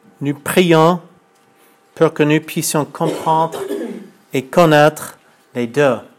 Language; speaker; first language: French; non-native, fluent; English